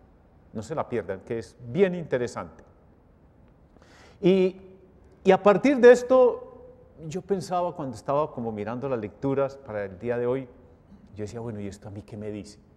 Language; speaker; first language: Spanish; native; Spanish